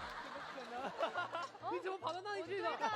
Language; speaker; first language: Chinese; non-native, fluent; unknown